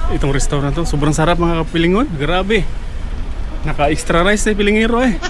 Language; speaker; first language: Filipino; non-native, local second language; Cebuano